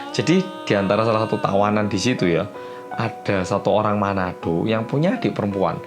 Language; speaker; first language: Indonesian; early bilingual, other home language; Korean